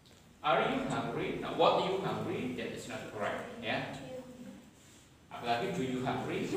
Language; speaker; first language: English; non-native, fluent; Indonesian